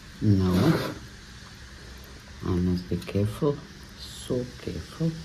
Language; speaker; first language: English; non-native, learner; Bosnian